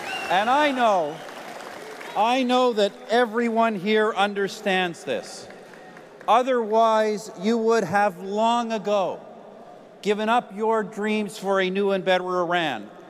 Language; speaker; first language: English; native; English